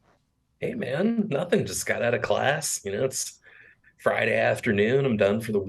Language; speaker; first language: English; native; English